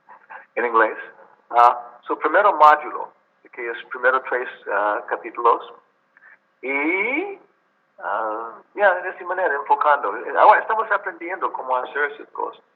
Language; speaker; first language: Spanish; non-native, learner; English